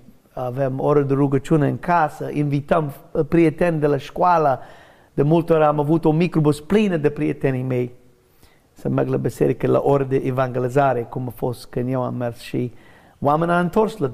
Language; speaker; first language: Romanian; non-native, learner; English